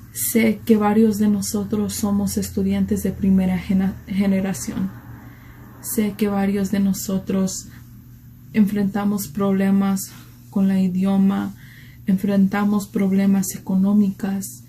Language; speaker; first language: Spanish; early bilingual, heritage; Spanish